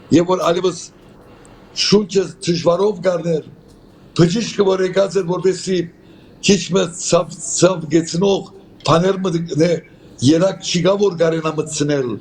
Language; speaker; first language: Armenian; native; Armenian